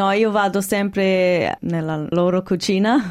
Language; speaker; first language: Italian; early bilingual, heritage; English